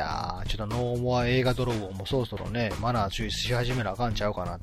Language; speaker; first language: Japanese; native; Japanese